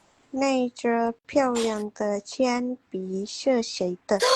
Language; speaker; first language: Chinese; non-native, learner; Indonesian